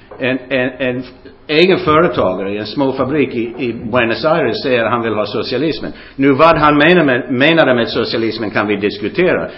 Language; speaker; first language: Swedish; non-native, fluent; English